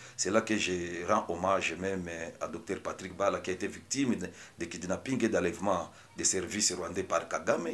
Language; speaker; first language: French; non-native, local second language; Swahili